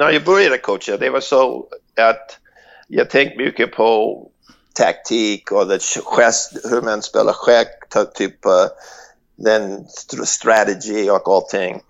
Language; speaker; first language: Swedish; non-native, fluent; English